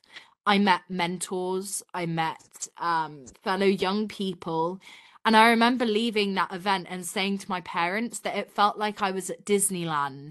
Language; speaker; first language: English; native; English